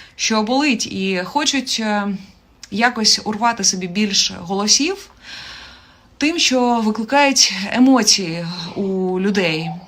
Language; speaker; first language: Ukrainian; native; Ukrainian